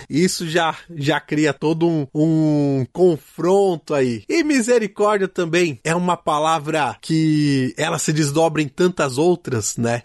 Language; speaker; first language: Portuguese; native; Portuguese